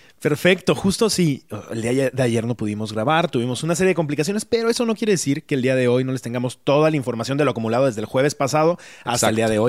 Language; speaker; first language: Spanish; native; Spanish